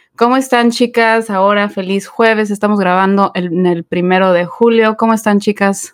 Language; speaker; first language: Spanish; early bilingual, heritage; Spanish